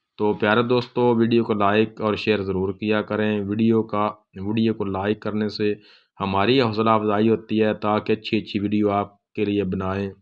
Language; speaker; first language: Urdu; non-native, local second language; Punjabi